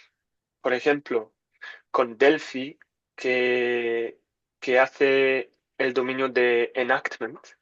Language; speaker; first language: Spanish; non-native, learner; English